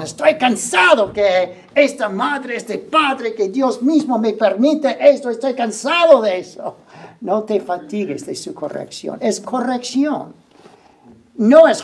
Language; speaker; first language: Spanish; non-native, fluent; English